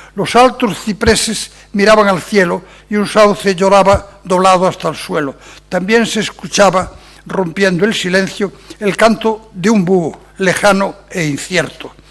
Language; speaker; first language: Spanish; non-native, local second language; Galician